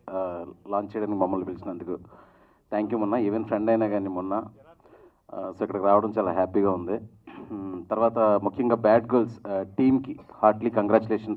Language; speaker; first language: Telugu; native; Telugu